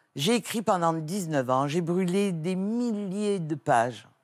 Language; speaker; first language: French; native; French